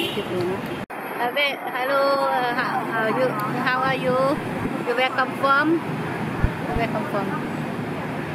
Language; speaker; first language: English; non-native, learner; Thai